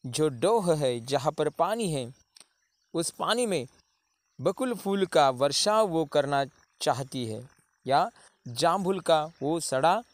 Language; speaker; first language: Hindi; non-native, local second language; Marathi